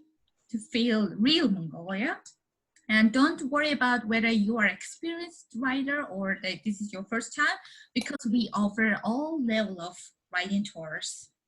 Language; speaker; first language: English; non-native, learner; Mongolian